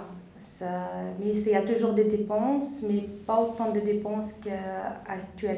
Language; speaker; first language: French; non-native, local second language; Arabic